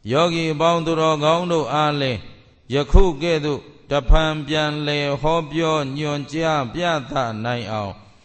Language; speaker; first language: Burmese; native; Burmese